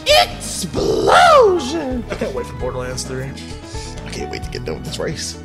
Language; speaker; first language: English; native; English